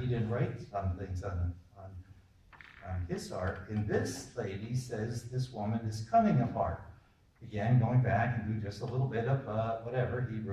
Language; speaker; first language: English; native; English